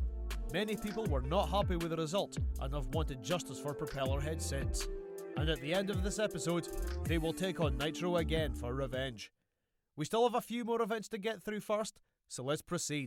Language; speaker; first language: English; native; English